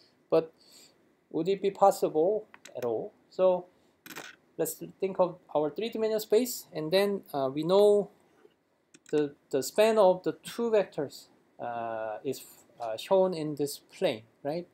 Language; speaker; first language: English; non-native, fluent; Korean